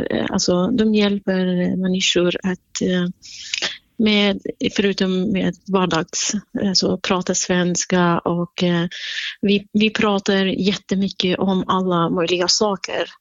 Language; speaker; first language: Swedish; non-native, fluent; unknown